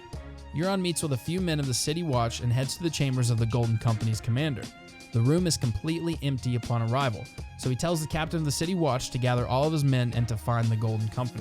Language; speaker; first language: English; native; English